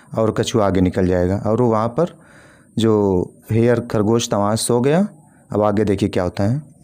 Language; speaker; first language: Hindi; native; Hindi